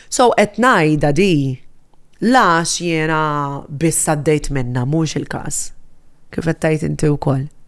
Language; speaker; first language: Maltese; native; Maltese